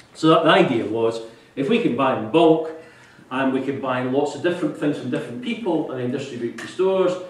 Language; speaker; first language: English; native; English